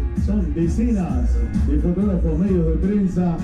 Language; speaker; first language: Spanish; native; Spanish